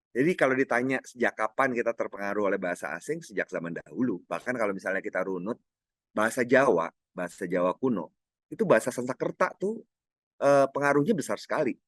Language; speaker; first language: Indonesian; non-native, local second language; Minangkabau